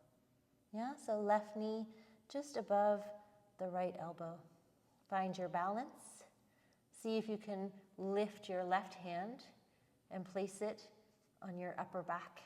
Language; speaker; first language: English; native; English